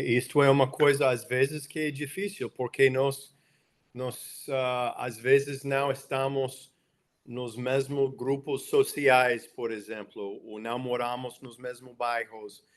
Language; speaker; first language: Portuguese; non-native, fluent; English